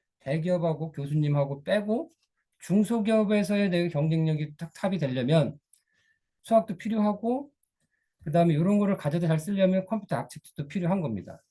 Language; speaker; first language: Korean; native; Korean